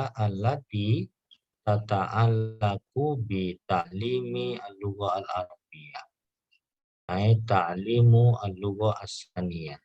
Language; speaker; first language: Arabic; non-native, fluent; Indonesian